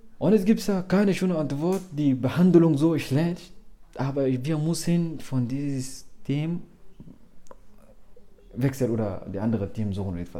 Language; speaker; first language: German; non-native, learner; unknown